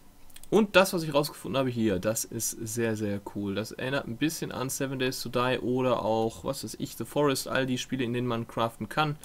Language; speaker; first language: German; native; German